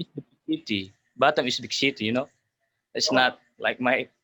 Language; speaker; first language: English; non-native, learner; Indonesian